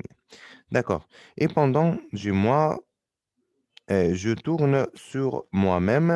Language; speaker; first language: French; non-native, fluent; Arabic